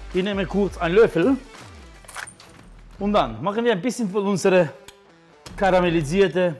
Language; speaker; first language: German; non-native, fluent; Italian